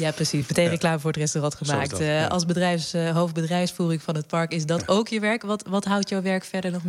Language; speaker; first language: Dutch; native; Dutch